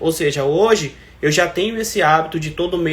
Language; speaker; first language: Portuguese; native; Portuguese